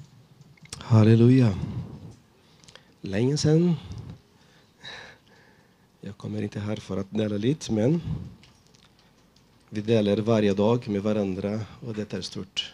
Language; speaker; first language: Swedish; non-native, fluent; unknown